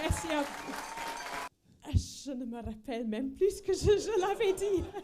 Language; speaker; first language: French; non-native, fluent; Afrikaans